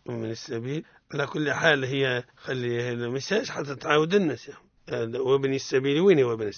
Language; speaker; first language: Arabic; native; Arabic